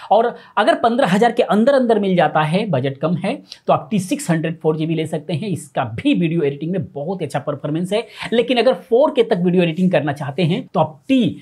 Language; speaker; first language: Hindi; native; Hindi